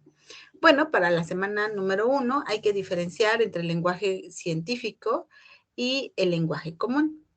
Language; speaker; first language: Spanish; native; Spanish